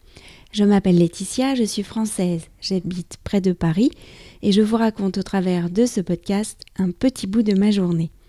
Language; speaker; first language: French; native; French